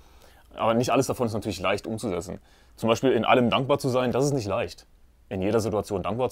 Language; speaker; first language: German; native; German